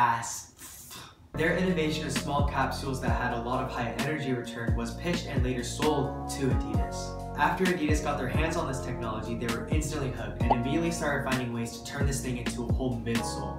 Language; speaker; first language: English; native; English